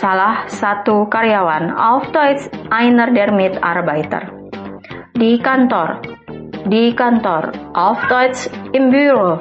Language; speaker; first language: German; non-native, fluent; Indonesian